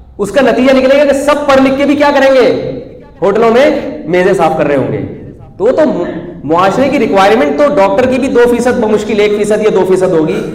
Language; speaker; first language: Urdu; native; Urdu